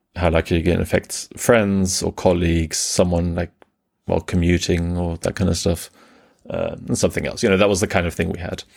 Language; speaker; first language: English; early bilingual, other home language; German